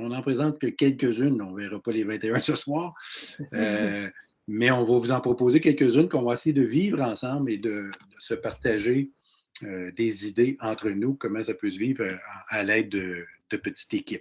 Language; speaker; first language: French; native; French